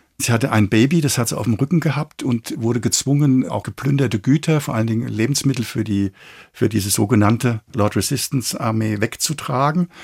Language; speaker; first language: German; native; German